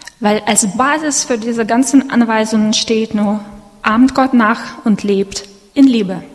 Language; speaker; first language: German; non-native, fluent; Russian